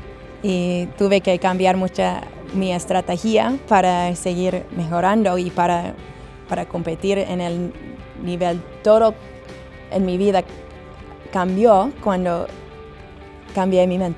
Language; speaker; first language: Spanish; non-native, learner; English